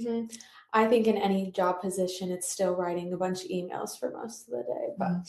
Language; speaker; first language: English; native; English